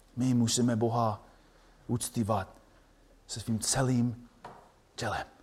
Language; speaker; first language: Czech; non-native, fluent; English